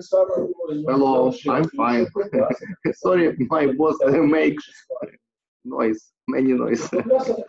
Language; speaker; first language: English; non-native, learner; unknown